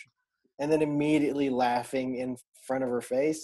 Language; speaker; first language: English; non-native, local second language; Filipino